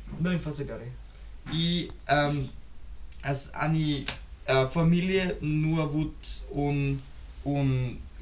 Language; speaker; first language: Romanian; non-native, learner; German